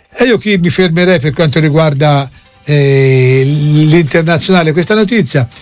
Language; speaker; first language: Italian; native; Italian